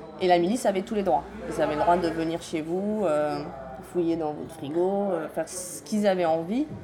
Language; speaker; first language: French; early bilingual, other home language; Polish